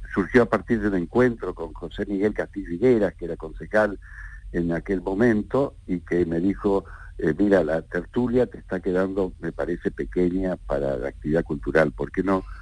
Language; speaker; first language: Spanish; native; Spanish